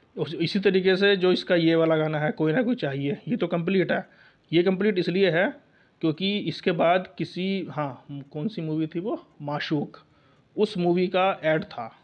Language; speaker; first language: Hindi; native; Hindi